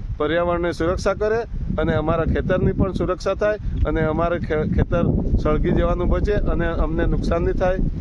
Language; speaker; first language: Gujarati; non-native, local second language; Gamit